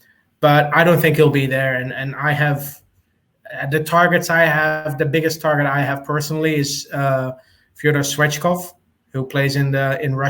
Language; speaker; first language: English; native; English